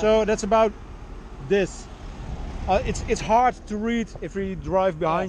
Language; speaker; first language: English; non-native, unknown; Dutch